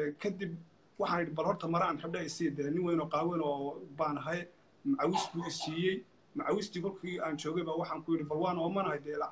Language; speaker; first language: Somali; native; Somali